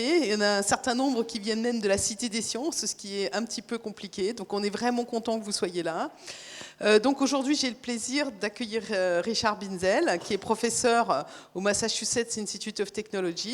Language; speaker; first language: French; native; French